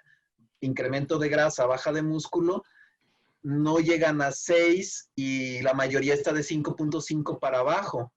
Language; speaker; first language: Spanish; native; Spanish